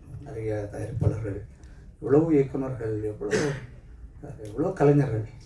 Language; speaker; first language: Tamil; native; Tamil